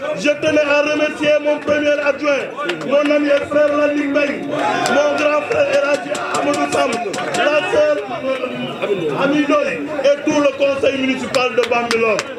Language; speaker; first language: French; non-native, local second language; Wolof